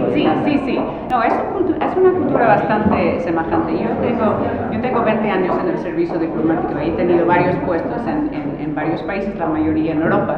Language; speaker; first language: Spanish; non-native, fluent; English